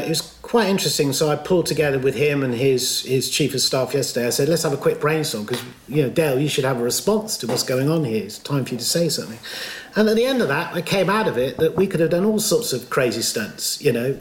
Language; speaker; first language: English; native; English